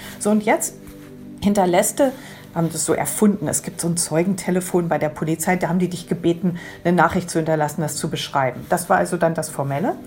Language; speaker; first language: German; native; German